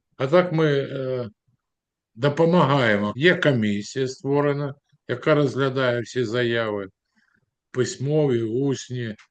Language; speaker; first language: Ukrainian; non-native, local second language; Russian